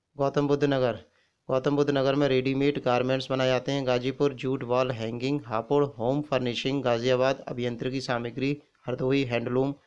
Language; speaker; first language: Hindi; native; Hindi